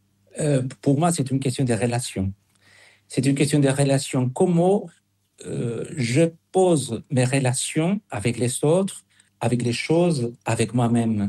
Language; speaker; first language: French; non-native, fluent; Spanish